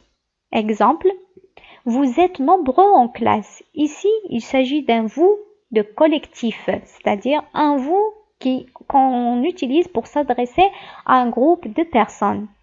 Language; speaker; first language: French; non-native, local second language; Arabic